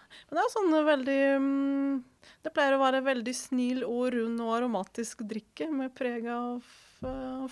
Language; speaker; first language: Norwegian; non-native, fluent; Ukrainian